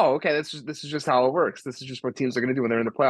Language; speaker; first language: English; native; English